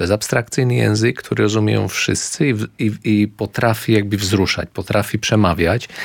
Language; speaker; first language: Polish; non-native, fluent; Slovak